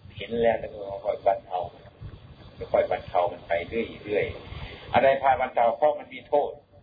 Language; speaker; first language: Thai; non-native, local second language; Lao